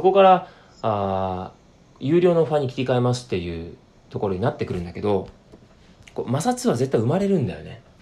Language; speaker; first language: Japanese; native; Japanese